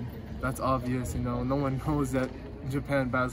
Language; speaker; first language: English; non-native, fluent; Japanese